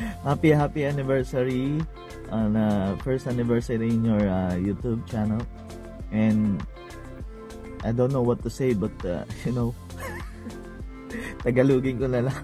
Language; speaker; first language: English; non-native, local second language; Filipino